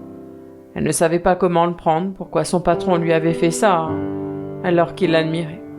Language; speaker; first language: French; native; French